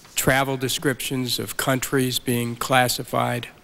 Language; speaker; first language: English; native; English